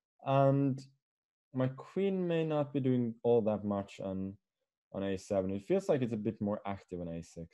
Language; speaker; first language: English; non-native, fluent; Norwegian